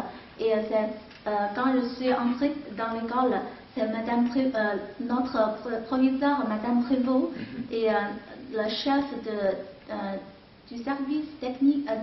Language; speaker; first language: French; non-native, fluent; Chinese